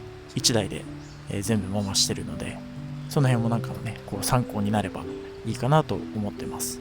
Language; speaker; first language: Japanese; native; Japanese